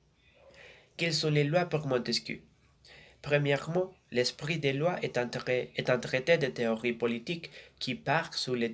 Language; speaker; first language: French; non-native, fluent; Spanish